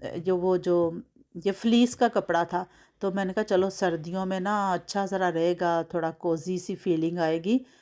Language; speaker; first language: Urdu; non-native, local second language; Punjabi